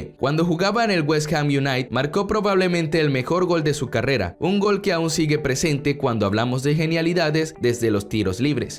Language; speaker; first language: Spanish; native; Spanish